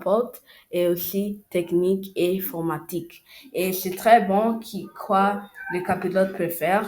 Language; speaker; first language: French; non-native, learner; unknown